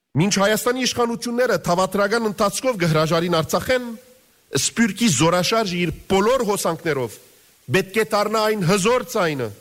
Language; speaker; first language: Armenian; early bilingual, heritage; Armenian